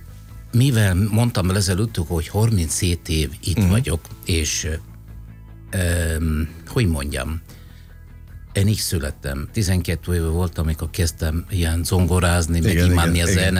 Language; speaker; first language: Hungarian; non-native, fluent; Italian